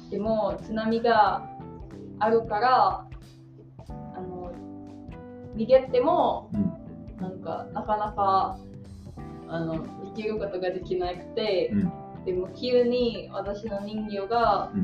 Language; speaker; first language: Japanese; non-native, learner; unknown